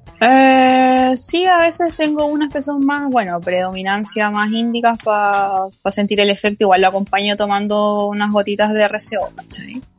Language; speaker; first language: Spanish; native; Spanish